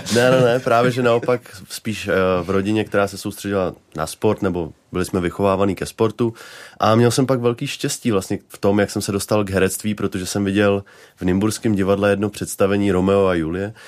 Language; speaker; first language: Czech; native; Czech